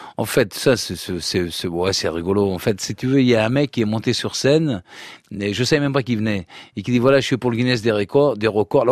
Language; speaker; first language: French; early bilingual, other home language; Portuguese